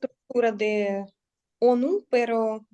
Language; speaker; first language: Spanish; non-native, learner; Russian